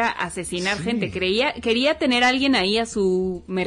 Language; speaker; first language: Spanish; native; Spanish